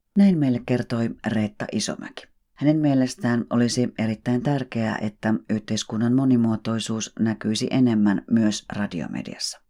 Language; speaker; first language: Finnish; native; Finnish